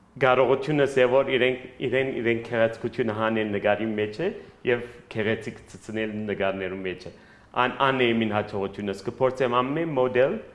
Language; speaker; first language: Armenian; early bilingual, heritage; Armenian